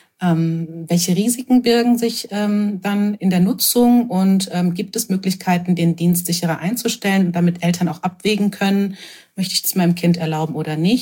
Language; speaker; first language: German; native; German